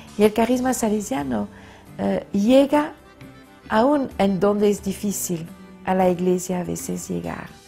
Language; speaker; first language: Spanish; non-native, fluent; French